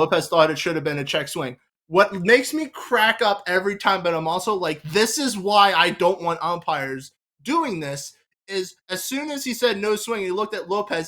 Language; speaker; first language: English; native; English